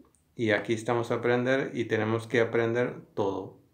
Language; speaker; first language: Spanish; non-native, learner; Hindi